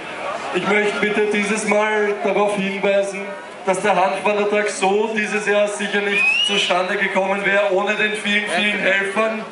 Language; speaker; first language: German; native; German